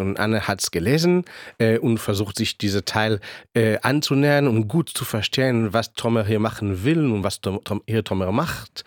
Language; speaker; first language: German; non-native, fluent; Hebrew